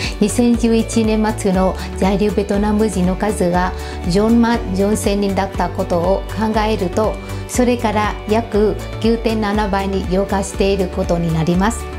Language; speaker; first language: Japanese; non-native, fluent; Vietnamese